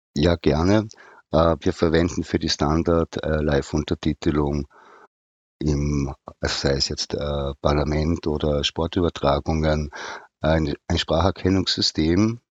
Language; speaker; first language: German; native; German